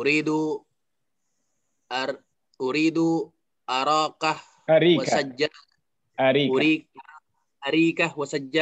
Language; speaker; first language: Arabic; non-native, learner; Indonesian